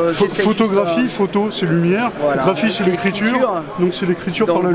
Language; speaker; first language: French; native; French